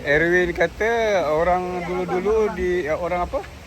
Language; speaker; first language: Malay; native; Malay